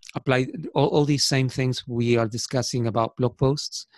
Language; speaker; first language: English; non-native, fluent; Spanish